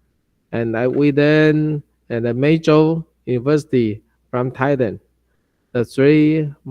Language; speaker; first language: English; non-native, learner; Chinese